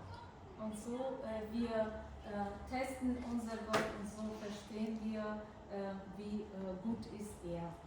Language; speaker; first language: German; non-native, fluent; Bulgarian